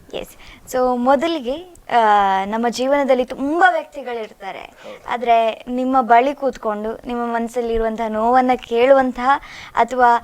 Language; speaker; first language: Kannada; native; Kannada